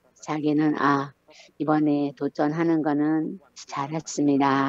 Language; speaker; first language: Korean; non-native, learner; Thai